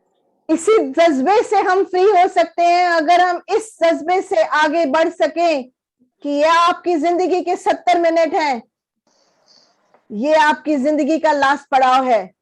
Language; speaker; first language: Hindi; native; Hindi